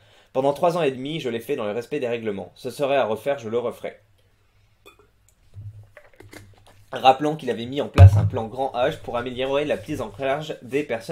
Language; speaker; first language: French; native; French